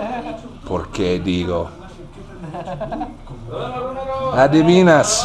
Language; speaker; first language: Spanish; non-native, learner; English